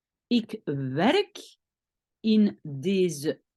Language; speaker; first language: Dutch; non-native, local second language; French